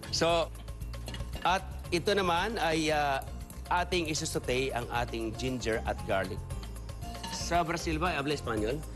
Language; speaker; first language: Filipino; native; Filipino